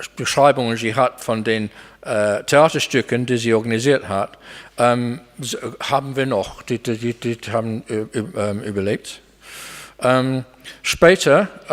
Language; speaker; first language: German; non-native, fluent; English